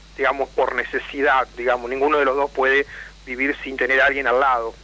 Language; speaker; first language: Spanish; native; Spanish